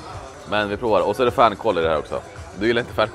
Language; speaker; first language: Swedish; native; Swedish